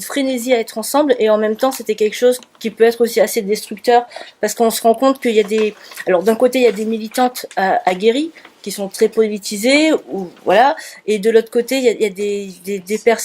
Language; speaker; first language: French; native; French